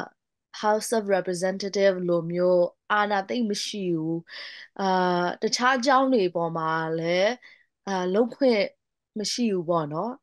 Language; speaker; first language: Burmese; non-native, local second language; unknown